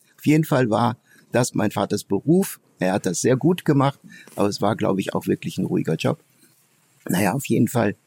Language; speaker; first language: German; early bilingual, other home language; Turkish